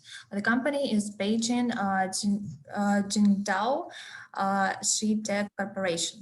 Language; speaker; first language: English; non-native, fluent; Russian